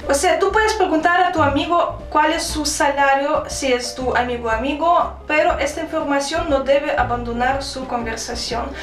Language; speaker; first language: Spanish; non-native, fluent; Russian